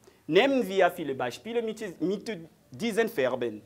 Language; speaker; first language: German; non-native, learner; French